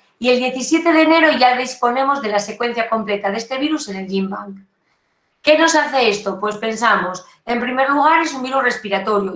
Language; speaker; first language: Spanish; native; Spanish